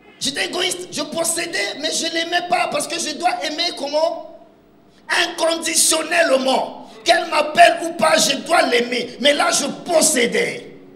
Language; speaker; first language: French; non-native, local second language; Lingala